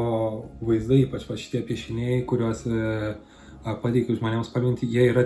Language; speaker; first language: Lithuanian; native; Lithuanian